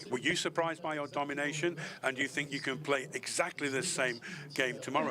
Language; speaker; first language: English; native; English